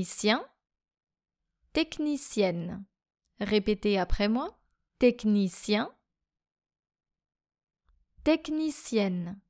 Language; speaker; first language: French; native; French